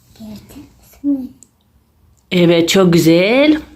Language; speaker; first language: Turkish; non-native, learner; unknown